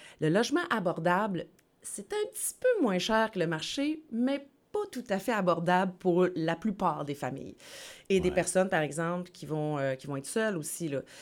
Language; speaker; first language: French; native; French